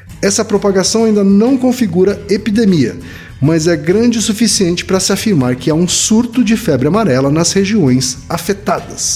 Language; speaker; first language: Portuguese; native; Portuguese